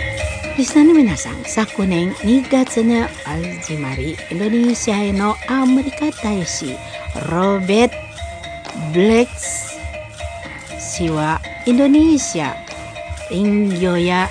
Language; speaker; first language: Japanese; non-native, learner; Indonesian